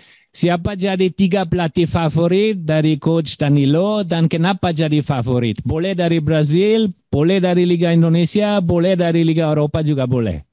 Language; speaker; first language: Indonesian; non-native, fluent; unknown